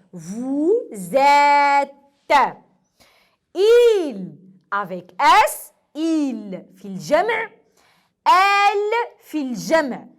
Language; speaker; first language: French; non-native, local second language; Arabic